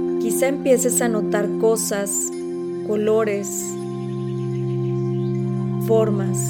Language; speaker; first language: Spanish; native; Spanish